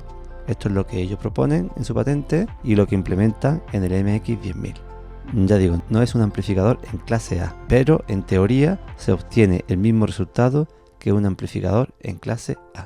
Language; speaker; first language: Spanish; native; Spanish